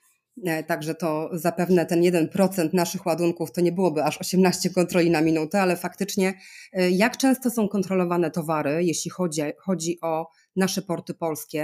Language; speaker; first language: Polish; native; Polish